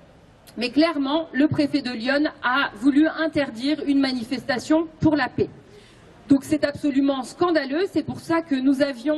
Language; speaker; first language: French; native; French